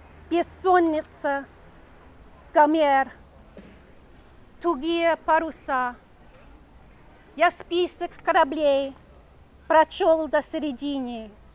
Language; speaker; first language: Russian; non-native, fluent; English